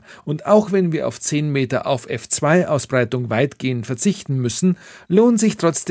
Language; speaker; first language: German; native; German